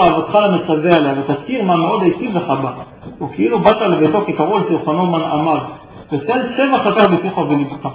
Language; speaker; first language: Hebrew; native; Hebrew